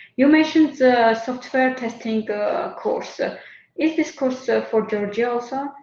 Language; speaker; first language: English; non-native, fluent; Georgian